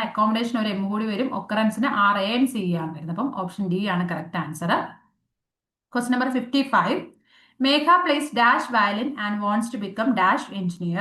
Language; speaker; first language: Malayalam; native; Malayalam